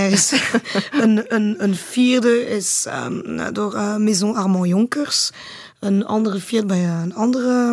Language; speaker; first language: Dutch; non-native, learner; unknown